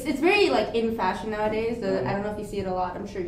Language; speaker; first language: English; native; English